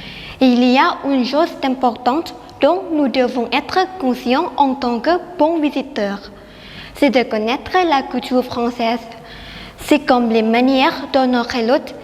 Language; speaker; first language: French; non-native, learner; Thai